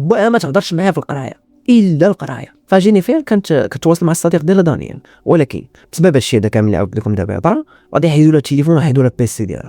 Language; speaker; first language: Arabic; native; Arabic